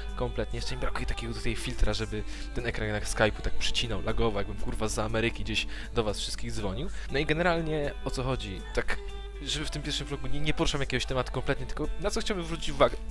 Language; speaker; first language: Polish; native; Polish